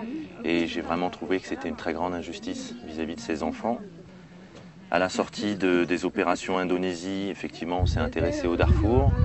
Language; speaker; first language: French; native; French